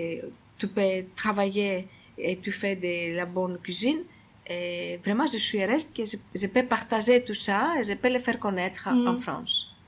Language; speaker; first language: French; non-native, fluent; Greek